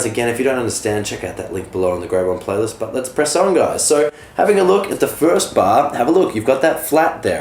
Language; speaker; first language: English; native; English